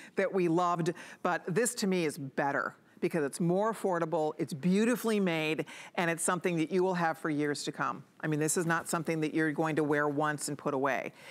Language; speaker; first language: English; native; English